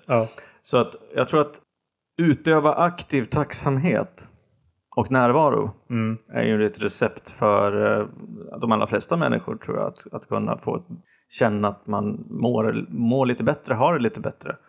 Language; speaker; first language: Swedish; native; Swedish